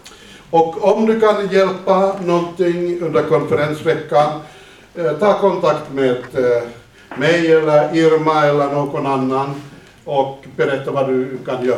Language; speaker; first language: Swedish; non-native, fluent; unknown